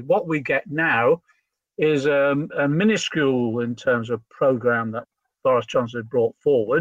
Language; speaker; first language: English; native; English